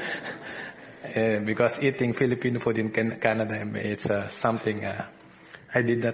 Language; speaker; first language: English; non-native, local second language; Filipino